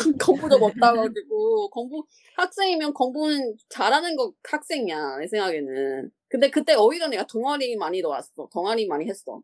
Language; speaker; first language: Korean; non-native, fluent; Chinese